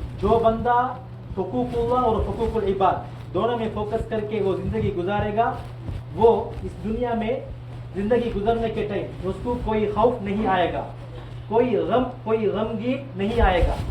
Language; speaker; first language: Hindi; non-native, local second language; Tamil